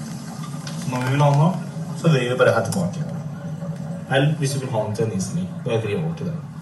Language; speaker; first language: Norwegian; native; Norwegian